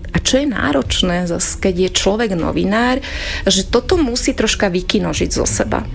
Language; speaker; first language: Slovak; non-native, local second language; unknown